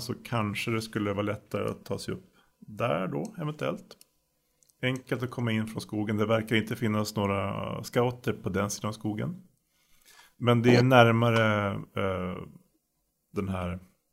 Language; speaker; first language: Swedish; native; Swedish